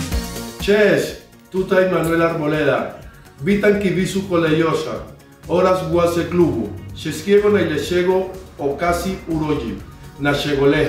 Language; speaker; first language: Polish; non-native, learner; Spanish